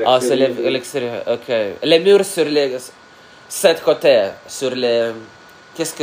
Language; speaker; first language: French; non-native, learner; Russian